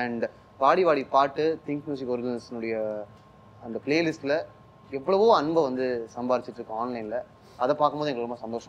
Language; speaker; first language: Tamil; native; Tamil